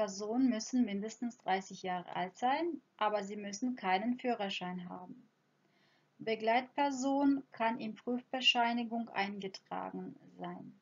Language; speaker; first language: German; non-native, fluent; Croatian